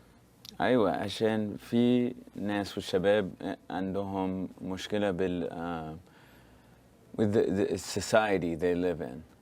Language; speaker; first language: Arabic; early bilingual, heritage; Arabic